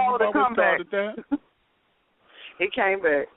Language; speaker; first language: English; native; English